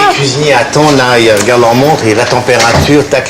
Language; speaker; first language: French; native; French